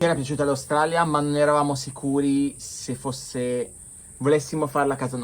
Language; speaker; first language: Italian; native; Italian